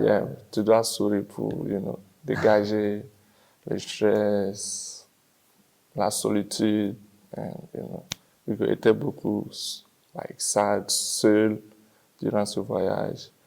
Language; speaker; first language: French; non-native, learner; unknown